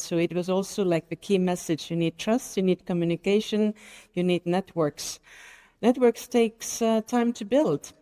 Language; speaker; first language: English; non-native, fluent; Estonian